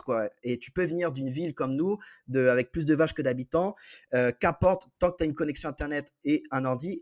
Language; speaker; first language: French; native; French